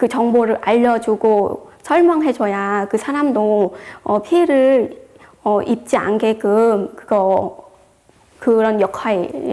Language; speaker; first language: Korean; non-native, fluent; Vietnamese